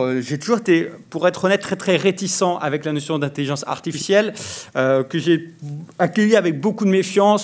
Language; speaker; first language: French; native; French